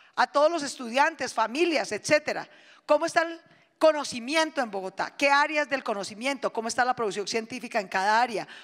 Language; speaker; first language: Spanish; native; Spanish